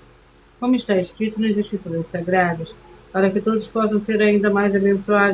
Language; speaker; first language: Portuguese; native; Portuguese